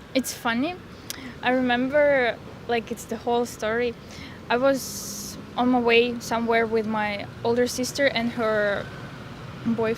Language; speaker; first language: English; non-native, fluent; Russian